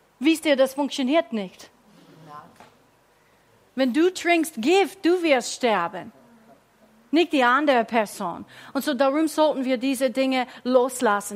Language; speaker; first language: German; non-native, fluent; English